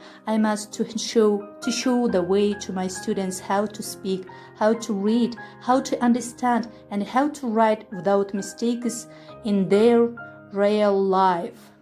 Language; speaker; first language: English; non-native, fluent; Kyrgyz